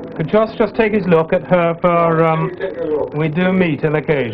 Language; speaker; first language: English; native; English